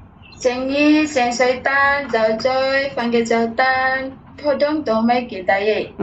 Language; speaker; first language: Cantonese; non-native, learner; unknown